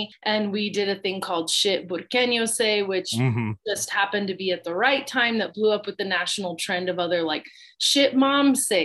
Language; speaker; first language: English; native; English